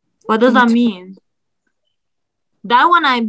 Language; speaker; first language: English; non-native, fluent; Turkish